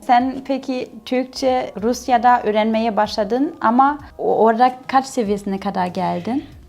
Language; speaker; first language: Turkish; non-native, fluent; German